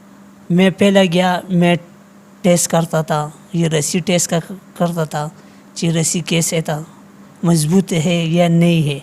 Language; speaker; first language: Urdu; non-native, local second language; Pashto